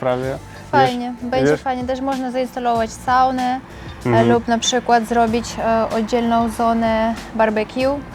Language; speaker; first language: Polish; non-native, fluent; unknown